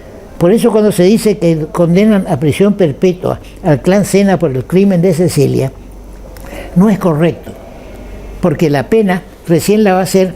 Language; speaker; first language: Spanish; native; Spanish